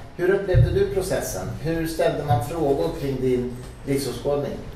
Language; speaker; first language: Swedish; native; Swedish